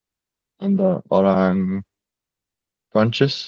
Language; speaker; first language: Indonesian; non-native, learner; English